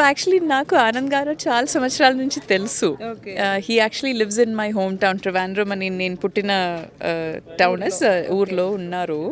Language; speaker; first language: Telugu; non-native, local second language; Malayalam